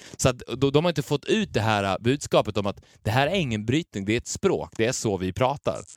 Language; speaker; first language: Swedish; native; Swedish